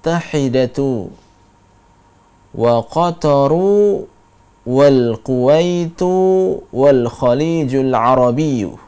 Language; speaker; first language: Arabic; non-native, fluent; Indonesian